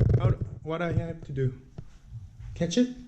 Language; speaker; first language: English; non-native, learner; Korean